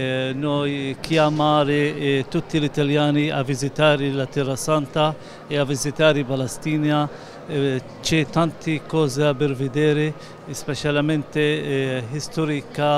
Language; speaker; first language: Italian; non-native, learner; Arabic